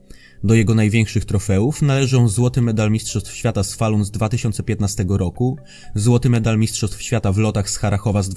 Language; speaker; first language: Polish; native; Polish